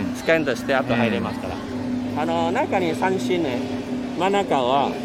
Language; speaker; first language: Japanese; non-native, learner; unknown